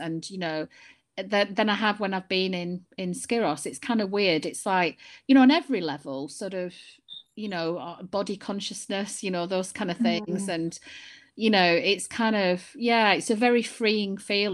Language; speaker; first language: English; native; English